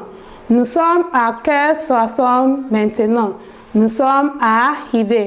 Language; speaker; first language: French; non-native, learner; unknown